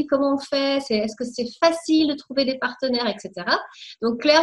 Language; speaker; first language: French; native; French